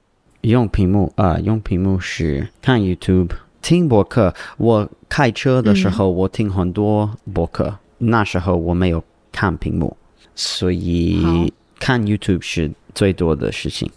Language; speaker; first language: Chinese; non-native, learner; English